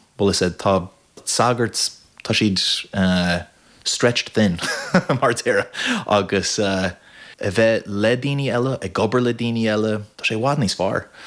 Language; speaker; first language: Irish; non-native, fluent; English